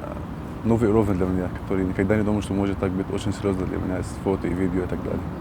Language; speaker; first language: Russian; non-native, learner; Arabic